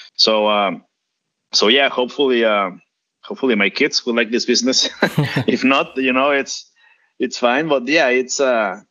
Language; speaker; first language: English; non-native, fluent; Spanish